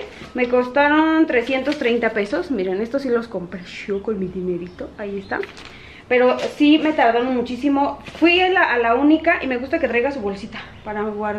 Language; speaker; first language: Spanish; native; Spanish